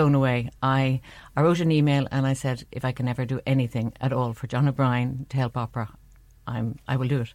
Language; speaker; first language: English; native; English